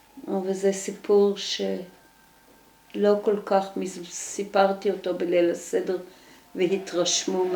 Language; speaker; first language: Hebrew; early bilingual, other home language; Dutch